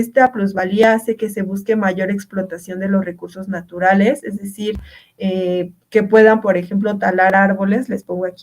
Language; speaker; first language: Spanish; native; Spanish